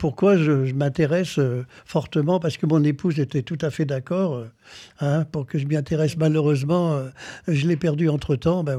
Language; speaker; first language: French; native; French